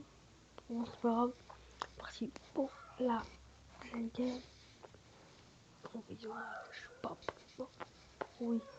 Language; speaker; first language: French; native; French